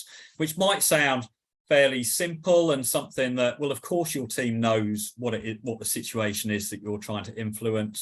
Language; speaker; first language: English; native; English